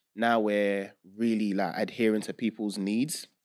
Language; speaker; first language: English; early bilingual, other home language; Yoruba